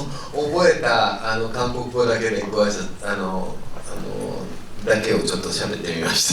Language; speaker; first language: Japanese; native; Japanese